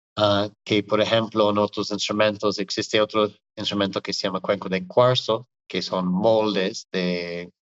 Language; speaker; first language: Spanish; non-native, fluent; English